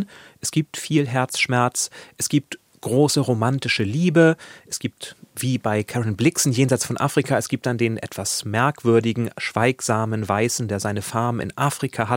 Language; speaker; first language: German; native; German